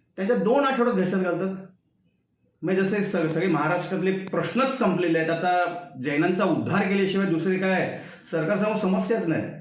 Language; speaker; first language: Marathi; native; Marathi